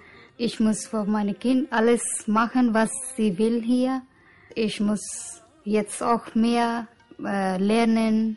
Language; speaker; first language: German; non-native, learner; Punjabi